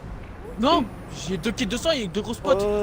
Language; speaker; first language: French; native; French